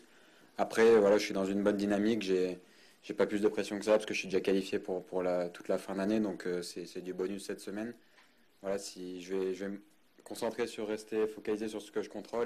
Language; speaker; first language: French; native; French